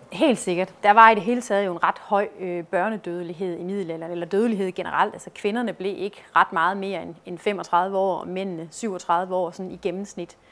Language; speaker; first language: Danish; native; Danish